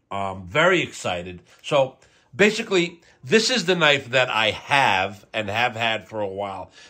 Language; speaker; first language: English; native; English